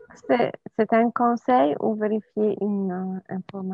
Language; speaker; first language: French; non-native, learner; Arabic